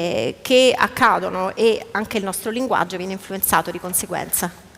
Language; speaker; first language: Italian; native; Italian